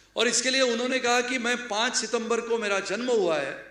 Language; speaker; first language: Hindi; non-native, local second language; Marathi